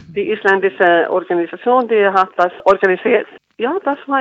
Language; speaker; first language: German; non-native, fluent; Icelandic